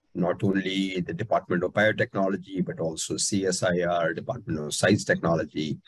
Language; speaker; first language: English; non-native, local second language; Hindi